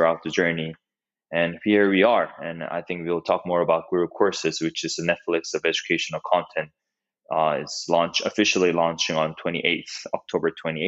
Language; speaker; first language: English; non-native, fluent; Korean